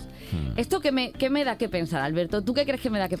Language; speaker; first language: Spanish; native; Spanish